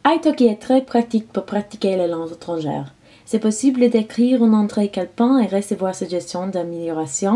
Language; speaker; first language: French; non-native, learner; English